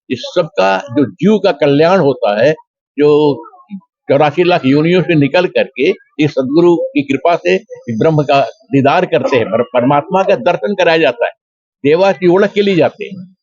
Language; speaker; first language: Hindi; native; Hindi